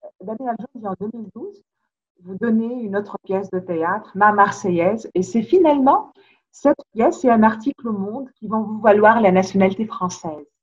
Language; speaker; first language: French; non-native, local second language; Arabic